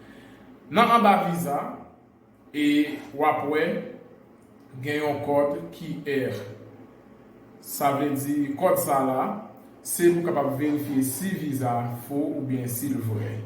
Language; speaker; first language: French; non-native, learner; Haitian Creole